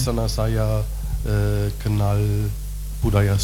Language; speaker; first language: Indonesian; non-native, learner; German